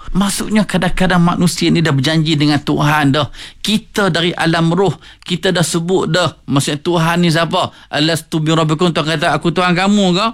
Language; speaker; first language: Malay; native; Malay